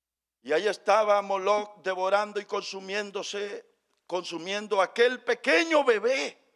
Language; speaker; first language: Spanish; native; Spanish